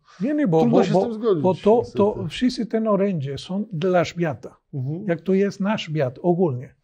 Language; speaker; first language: Polish; non-native, learner; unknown